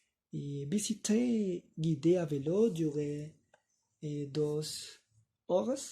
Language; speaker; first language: French; non-native, learner; Spanish